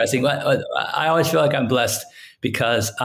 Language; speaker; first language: English; native; English